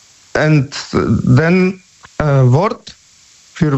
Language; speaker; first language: German; non-native, learner; Polish